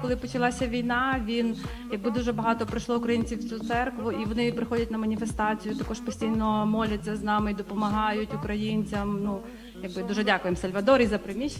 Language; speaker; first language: Ukrainian; native; Ukrainian